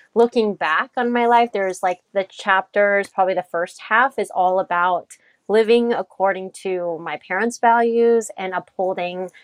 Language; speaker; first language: English; native; English